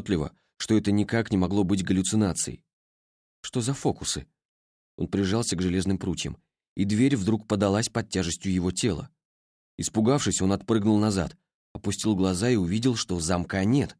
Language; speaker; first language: Russian; native; Russian